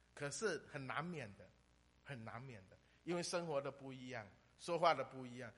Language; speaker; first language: Chinese; native; Chinese